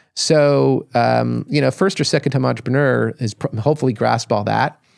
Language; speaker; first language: English; native; English